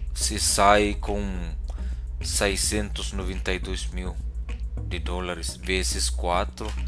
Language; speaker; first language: Portuguese; non-native, fluent; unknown